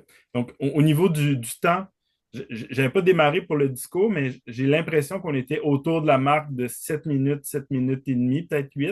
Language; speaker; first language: French; native; French